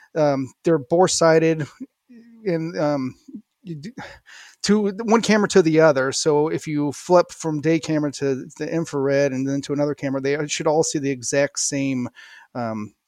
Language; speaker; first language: English; native; English